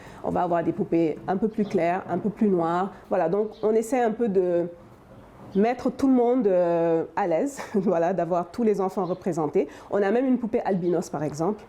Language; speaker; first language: French; non-native, local second language; Wolof